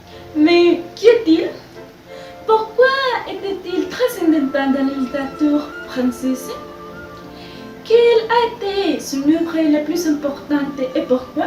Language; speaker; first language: French; non-native, learner; Spanish